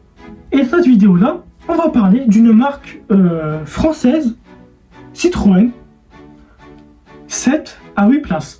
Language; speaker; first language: French; native; French